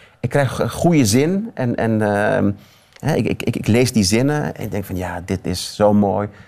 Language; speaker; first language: Dutch; early bilingual, other home language; Zaza